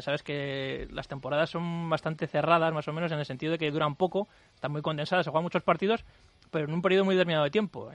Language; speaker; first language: Spanish; native; Spanish